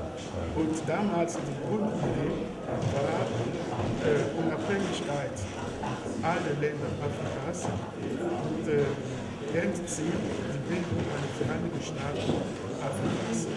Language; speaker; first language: German; non-native, fluent; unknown